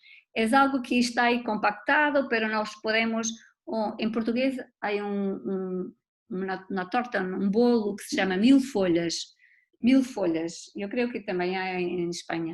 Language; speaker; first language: Spanish; non-native, learner; Portuguese